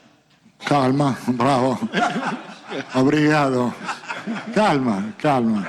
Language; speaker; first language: Portuguese; non-native, fluent; Italian